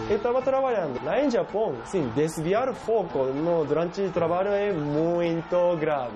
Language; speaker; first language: Portuguese; non-native, fluent; Japanese